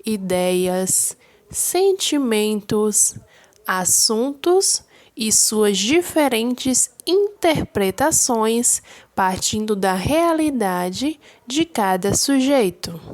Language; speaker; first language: Portuguese; native; Portuguese